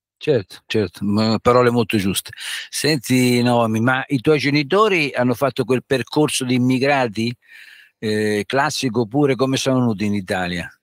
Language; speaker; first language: Italian; native; Italian